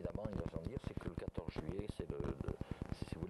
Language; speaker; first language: French; native; French